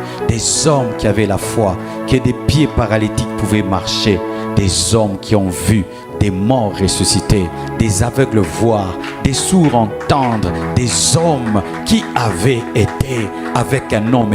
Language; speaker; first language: French; non-native, local second language; Lingala